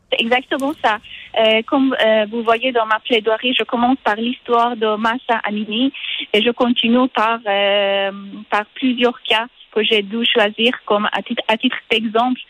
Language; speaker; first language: French; non-native, fluent; Persian